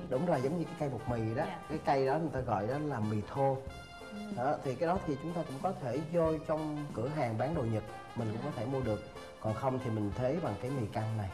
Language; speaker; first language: Vietnamese; native; Vietnamese